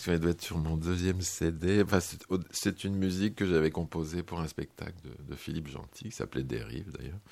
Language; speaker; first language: French; native; French